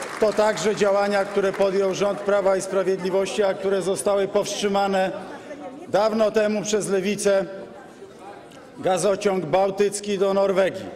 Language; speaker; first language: Polish; native; Polish